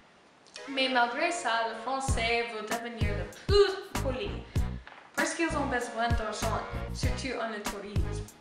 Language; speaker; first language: French; non-native, learner; English